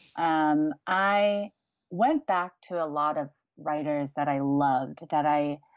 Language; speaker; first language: English; native; English